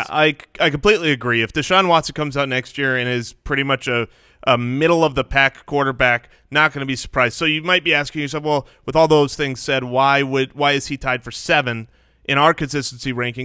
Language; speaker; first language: English; native; English